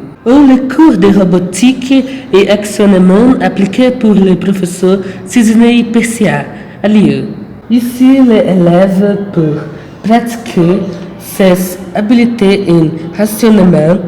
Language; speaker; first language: French; non-native, learner; Portuguese